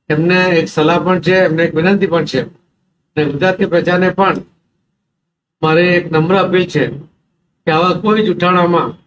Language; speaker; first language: Gujarati; non-native, local second language; Marathi